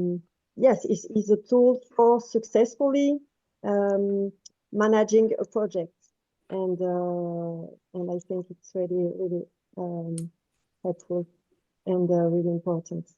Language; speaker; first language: English; non-native, fluent; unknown